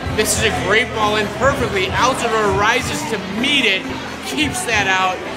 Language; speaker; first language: English; native; English